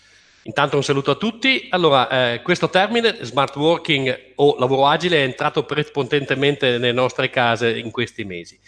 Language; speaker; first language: Italian; native; Italian